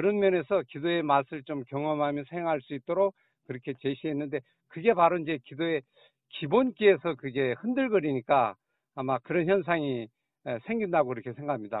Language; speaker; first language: Korean; native; Korean